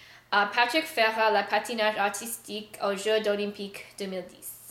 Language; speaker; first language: French; non-native, learner; English